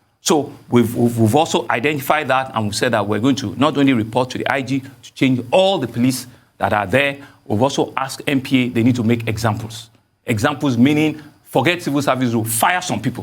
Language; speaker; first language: English; non-native, local second language; Yoruba